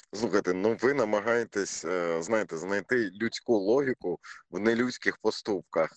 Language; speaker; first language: Ukrainian; non-native, local second language; Russian